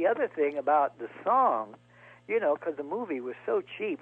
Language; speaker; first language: English; native; English